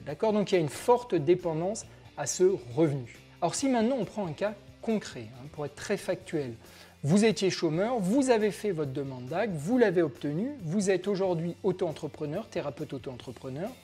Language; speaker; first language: French; native; French